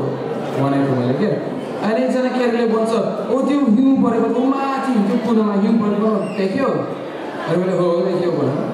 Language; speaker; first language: Nepali; non-native, fluent; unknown